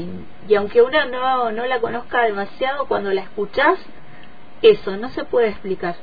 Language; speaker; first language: Spanish; native; Spanish